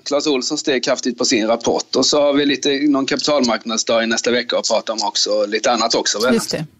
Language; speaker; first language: Swedish; native; Swedish